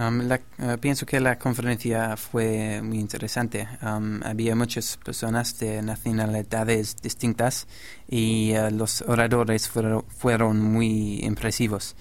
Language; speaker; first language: Spanish; non-native, learner; English